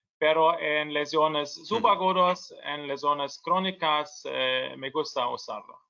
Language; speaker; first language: Spanish; non-native, learner; German